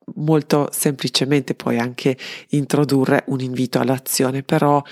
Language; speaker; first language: Italian; non-native, fluent; Serbian